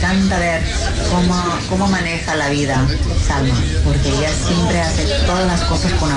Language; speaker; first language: Spanish; early bilingual, heritage; English